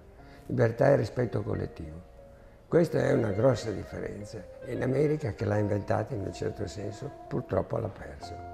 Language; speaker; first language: Italian; native; Italian